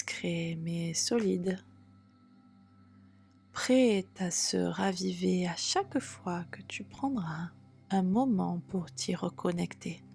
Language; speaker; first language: French; native; French